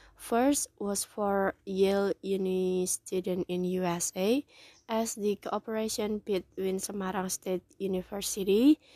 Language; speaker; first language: English; non-native, fluent; Indonesian